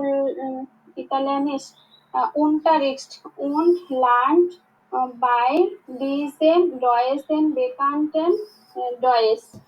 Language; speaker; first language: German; non-native, learner; Bangla